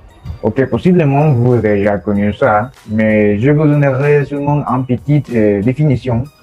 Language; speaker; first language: French; non-native, learner; Spanish